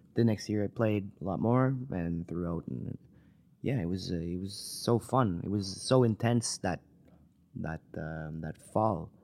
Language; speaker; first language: English; non-native, local second language; French